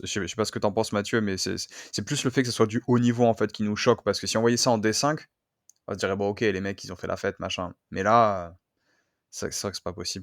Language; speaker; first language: French; native; French